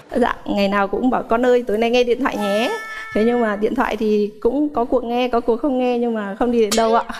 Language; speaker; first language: Vietnamese; native; Vietnamese